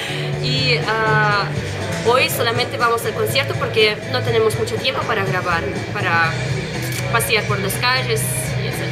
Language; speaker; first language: Spanish; non-native, fluent; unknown